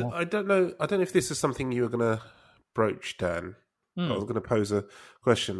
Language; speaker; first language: English; native; English